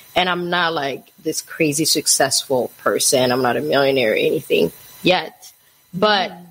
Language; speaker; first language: English; non-native, fluent; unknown